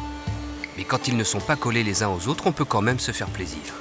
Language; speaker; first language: French; native; French